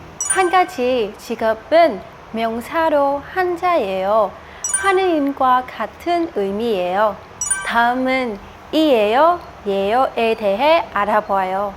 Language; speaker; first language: Korean; non-native, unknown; Vietnamese